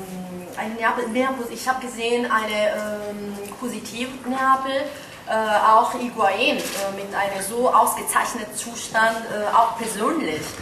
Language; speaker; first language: German; non-native, fluent; Italian